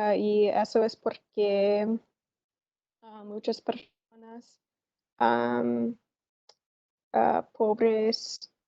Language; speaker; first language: Spanish; non-native, learner; English